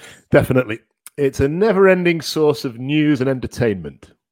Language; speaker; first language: English; native; English